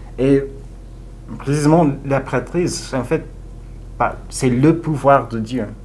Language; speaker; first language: French; non-native, fluent; English